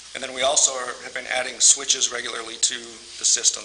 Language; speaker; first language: English; native; English